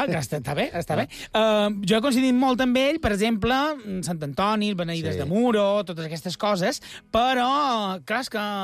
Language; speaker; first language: Catalan; native; Catalan